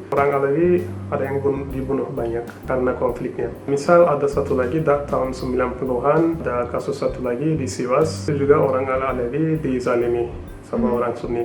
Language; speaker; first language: Indonesian; non-native, fluent; Turkish